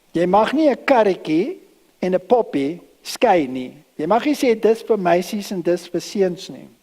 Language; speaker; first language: Afrikaans; early bilingual, other home language; German